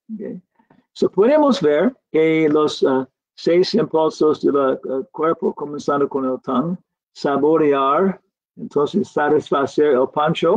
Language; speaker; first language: Spanish; non-native, learner; English